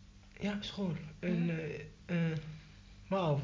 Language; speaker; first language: Dutch; non-native, learner; Arabic